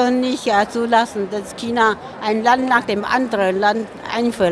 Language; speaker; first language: German; non-native, fluent; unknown